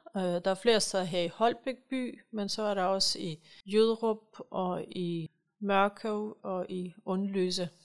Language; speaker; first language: Danish; non-native, fluent; Ukrainian